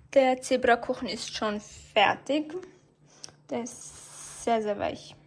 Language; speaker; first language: German; early bilingual, other home language; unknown